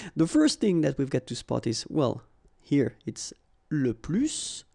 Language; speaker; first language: English; non-native, fluent; French